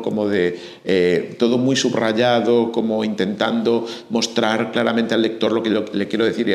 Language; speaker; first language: Spanish; native; Spanish